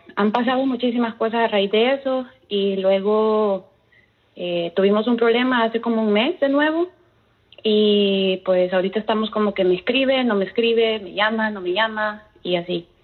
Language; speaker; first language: Spanish; native; Spanish